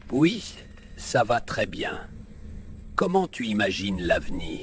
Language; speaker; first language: French; native; French